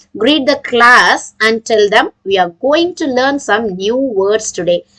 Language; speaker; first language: English; non-native, local second language; Tamil